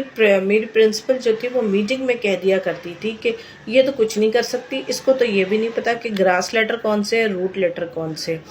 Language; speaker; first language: Urdu; native; Urdu